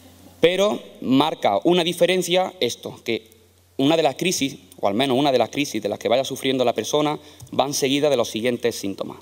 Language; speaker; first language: Spanish; native; Spanish